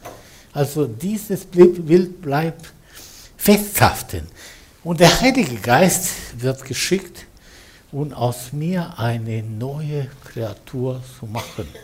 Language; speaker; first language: German; non-native, fluent; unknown